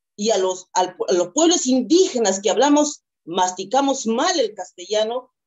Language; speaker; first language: Spanish; non-native, local second language; Quechua